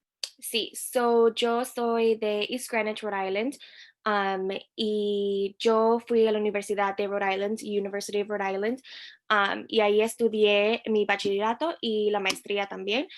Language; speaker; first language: Spanish; early bilingual, heritage; Spanish